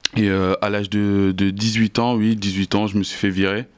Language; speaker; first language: French; native; French